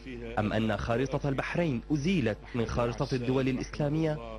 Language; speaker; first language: Arabic; native; Arabic